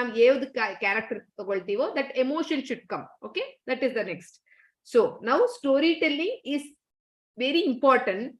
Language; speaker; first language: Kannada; non-native, learner; Tamil